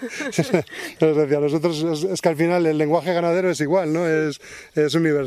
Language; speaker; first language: Spanish; native; Spanish